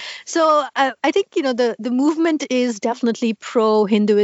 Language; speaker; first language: English; non-native, local second language; Tamil